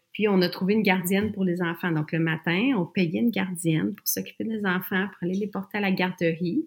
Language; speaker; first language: French; native; French